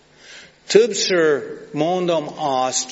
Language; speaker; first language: Hungarian; non-native, fluent; English